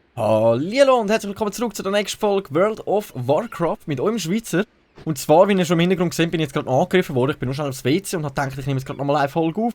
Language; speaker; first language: German; native; German